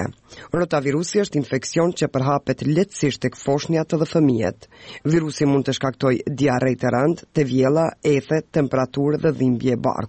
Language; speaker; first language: Albanian; native; Albanian